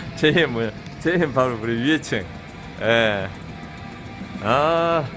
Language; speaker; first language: Korean; native; Korean